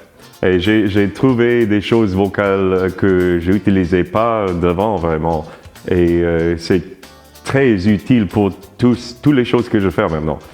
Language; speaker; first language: French; non-native, learner; English